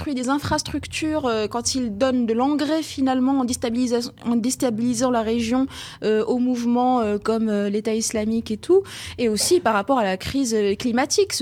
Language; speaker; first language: French; non-native, local second language; Arabic